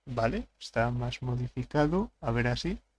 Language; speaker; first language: Spanish; native; Spanish